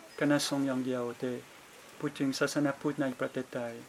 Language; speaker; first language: Thai; non-native, fluent; French